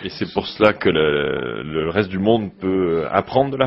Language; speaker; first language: French; native; French